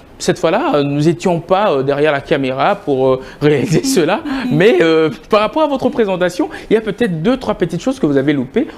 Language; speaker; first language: French; non-native, local second language; Lingala